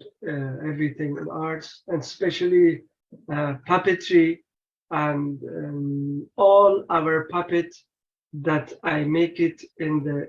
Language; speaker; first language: English; non-native, learner; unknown